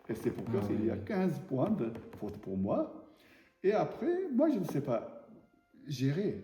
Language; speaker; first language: French; non-native, learner; Tibetan